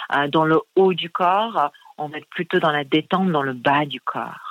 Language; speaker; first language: French; non-native, fluent; English